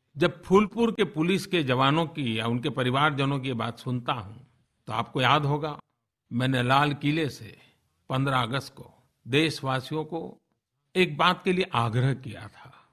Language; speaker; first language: Hindi; non-native, local second language; Gujarati